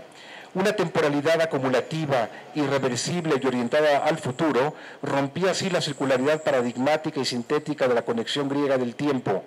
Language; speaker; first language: Spanish; native; Spanish